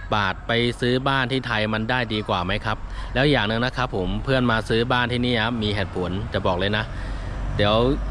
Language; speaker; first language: Thai; non-native, fluent; Chinese